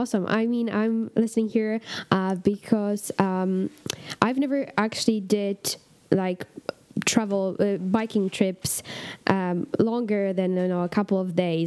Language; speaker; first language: English; non-native, fluent; Polish